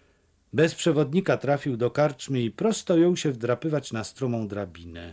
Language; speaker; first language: Polish; native; Polish